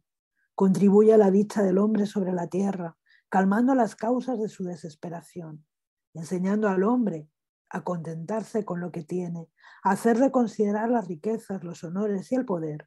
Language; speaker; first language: Spanish; native; Spanish